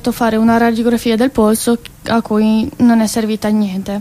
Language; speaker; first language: Italian; non-native, fluent; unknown